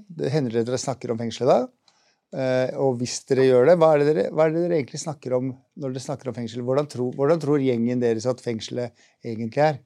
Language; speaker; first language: Norwegian; native; Norwegian